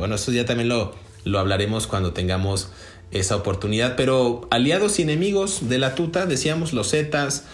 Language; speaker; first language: Spanish; native; Spanish